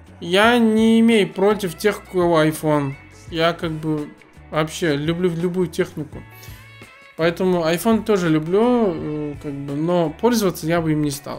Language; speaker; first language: Russian; early bilingual, other home language; Azerbaijani